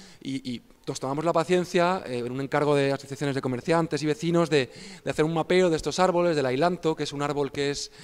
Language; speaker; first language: Spanish; native; Spanish